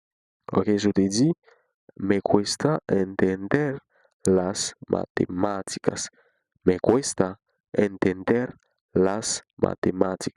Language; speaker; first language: Spanish; non-native, fluent; Haitian Creole